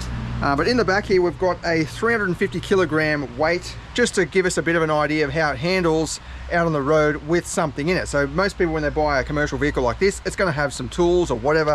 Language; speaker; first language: English; native; English